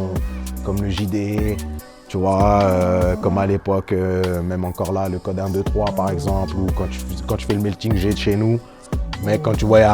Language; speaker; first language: French; native; French